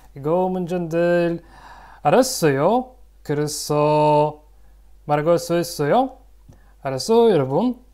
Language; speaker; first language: Korean; non-native, learner; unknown